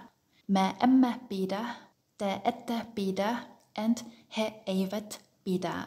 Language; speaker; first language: Finnish; non-native, fluent; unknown